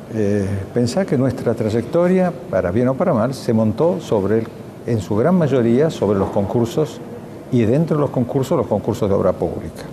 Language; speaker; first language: Spanish; native; Spanish